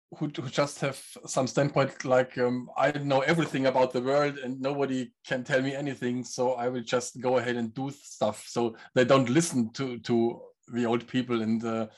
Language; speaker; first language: English; non-native, fluent; German